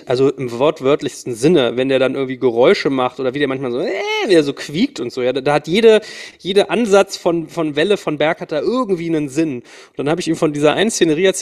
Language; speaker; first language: German; native; German